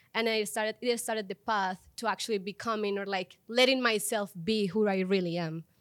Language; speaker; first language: English; non-native, fluent; Spanish